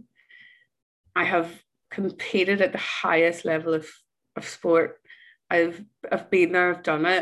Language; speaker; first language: English; native; English